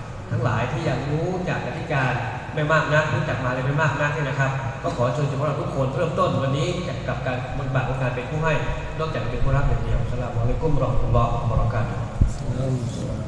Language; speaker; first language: Thai; non-native, local second language; Malay